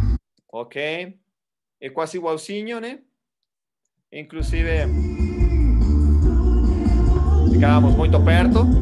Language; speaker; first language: Portuguese; non-native, fluent; Spanish